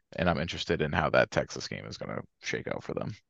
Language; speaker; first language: English; native; English